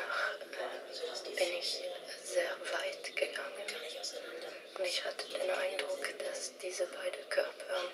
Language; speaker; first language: German; non-native, learner; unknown